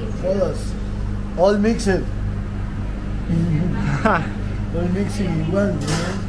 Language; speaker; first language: English; non-native, learner; Spanish